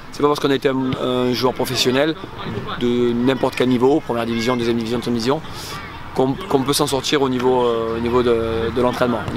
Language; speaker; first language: French; native; French